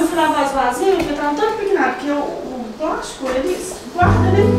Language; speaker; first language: Portuguese; native; Portuguese